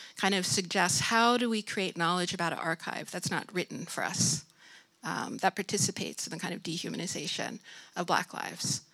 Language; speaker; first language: English; native; English